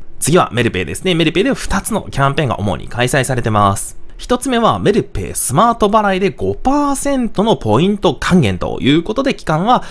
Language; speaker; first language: Japanese; native; Japanese